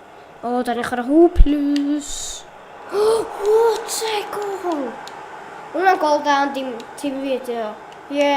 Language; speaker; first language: Welsh; native; Welsh